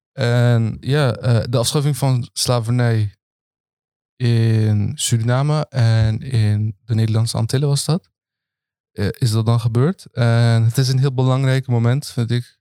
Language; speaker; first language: Dutch; early bilingual, other home language; Arabic